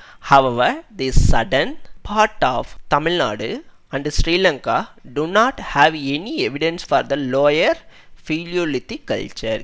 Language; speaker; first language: English; non-native, local second language; Tamil